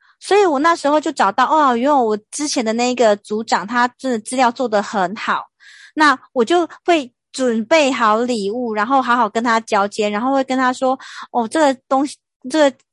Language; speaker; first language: Chinese; native; Chinese